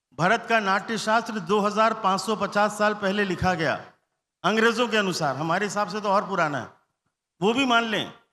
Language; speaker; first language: Hindi; non-native, local second language; Bangla